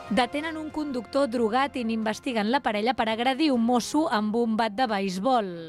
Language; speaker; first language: Catalan; native; Catalan